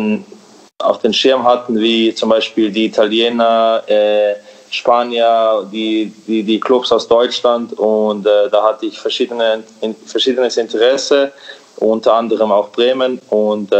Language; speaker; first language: German; early bilingual, other home language; Serbian